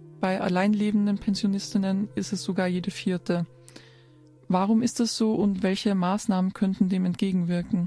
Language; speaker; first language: German; native; German